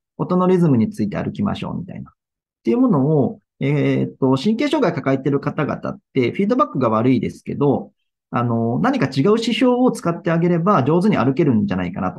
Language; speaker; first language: Japanese; native; Japanese